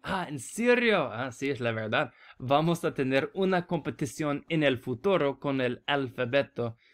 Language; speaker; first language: Spanish; non-native, learner; English